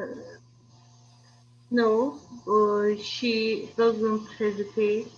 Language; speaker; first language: English; non-native, learner; Turkish